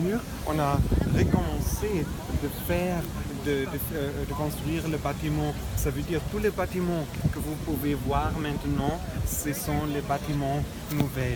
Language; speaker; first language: French; non-native, fluent; German